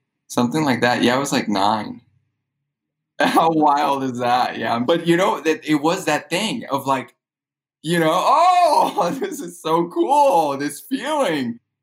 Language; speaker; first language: English; early bilingual, other home language; Spanish